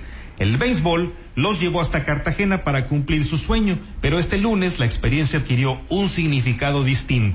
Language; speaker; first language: Spanish; native; Spanish